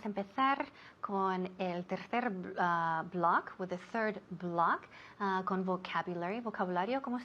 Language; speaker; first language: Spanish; non-native, fluent; English